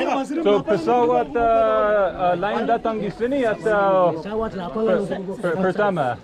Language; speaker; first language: Indonesian; non-native, learner; English